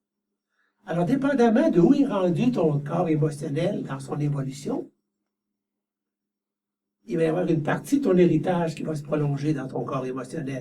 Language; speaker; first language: French; native; French